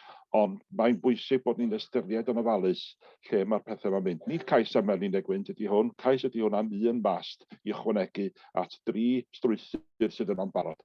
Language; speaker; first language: Welsh; native; Welsh